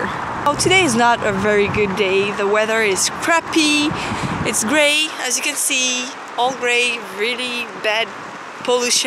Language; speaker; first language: English; non-native, fluent; French